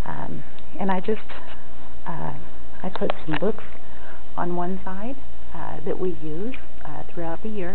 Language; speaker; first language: English; native; English